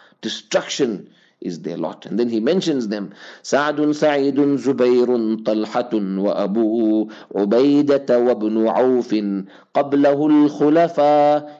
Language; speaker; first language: English; native; English